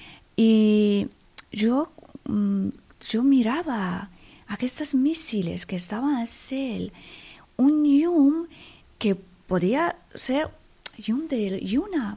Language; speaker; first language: Catalan; non-native, fluent; Persian